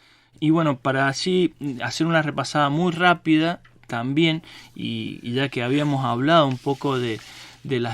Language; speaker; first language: Spanish; native; Spanish